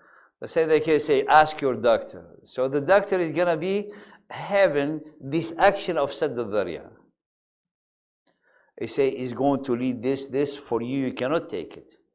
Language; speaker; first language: English; non-native, fluent; Arabic